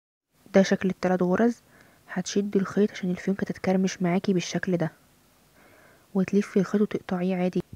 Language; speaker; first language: Arabic; native; Arabic